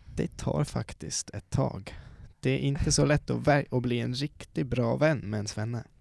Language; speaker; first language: Swedish; non-native, fluent; Swiss German